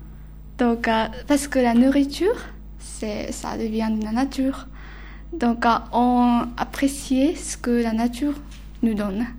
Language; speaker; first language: French; non-native, learner; Japanese